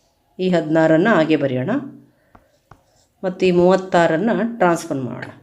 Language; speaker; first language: Kannada; native; Kannada